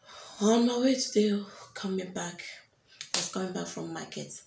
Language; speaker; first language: English; non-native, local second language; French